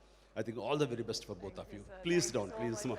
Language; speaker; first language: Telugu; native; Telugu